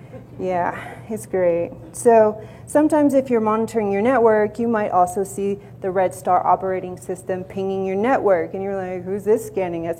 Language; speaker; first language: English; native; English